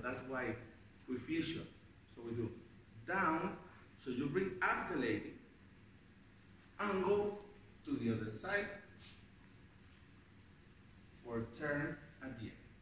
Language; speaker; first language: English; non-native, learner; Spanish